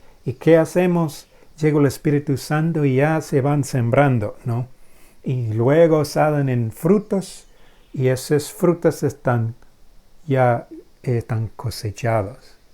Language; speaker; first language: Spanish; non-native, fluent; English